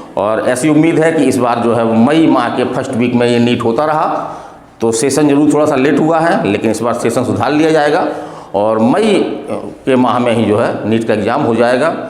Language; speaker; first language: Hindi; native; Hindi